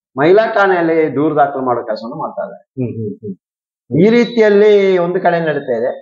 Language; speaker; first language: Kannada; native; Kannada